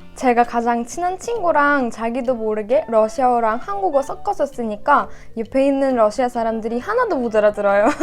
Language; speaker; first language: Korean; non-native, fluent; Russian